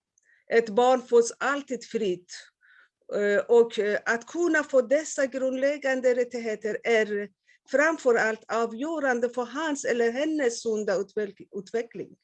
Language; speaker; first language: Swedish; non-native, fluent; Persian